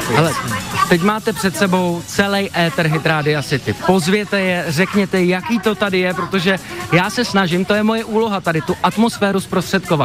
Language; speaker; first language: Czech; native; Czech